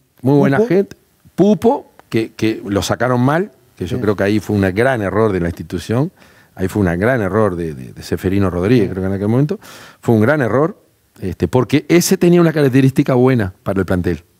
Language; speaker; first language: Spanish; native; Spanish